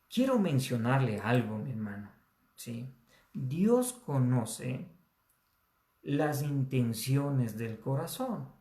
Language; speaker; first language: Spanish; native; Spanish